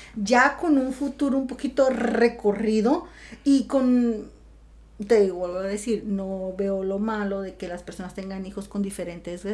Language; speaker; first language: Spanish; native; Spanish